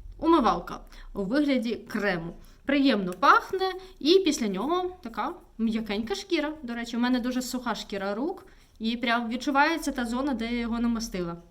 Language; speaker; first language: Ukrainian; non-native, local second language; Russian